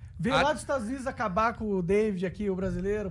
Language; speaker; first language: Portuguese; native; Portuguese